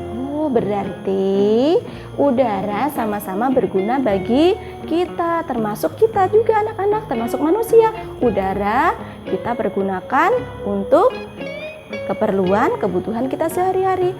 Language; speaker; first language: Indonesian; native; Indonesian